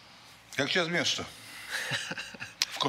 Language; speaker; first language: Polish; native; Polish